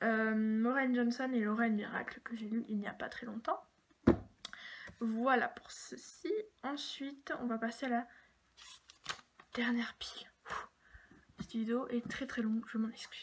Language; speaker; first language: French; native; French